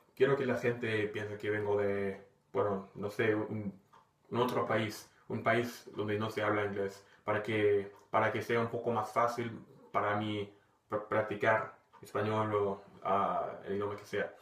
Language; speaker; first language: Spanish; non-native, fluent; English